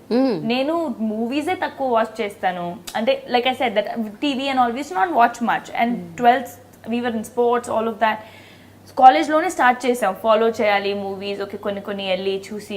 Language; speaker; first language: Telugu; non-native, local second language; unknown